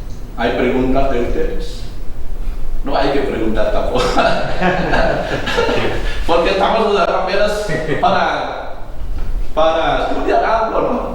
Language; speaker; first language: Spanish; non-native, fluent; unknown